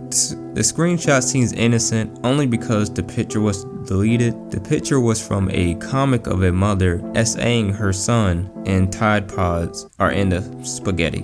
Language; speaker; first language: English; native; English